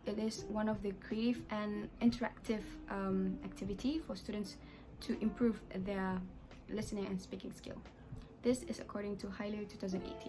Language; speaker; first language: English; non-native, local second language; Malay